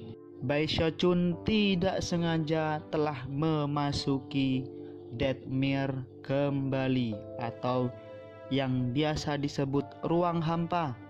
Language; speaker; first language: Indonesian; native; Indonesian